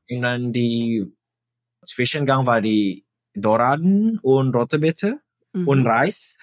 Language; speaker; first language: German; non-native, fluent; Indonesian